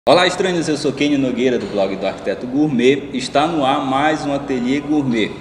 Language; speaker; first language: Portuguese; native; Portuguese